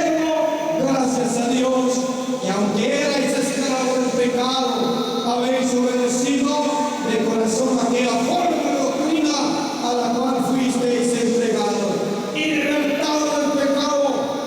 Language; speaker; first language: Spanish; native; Spanish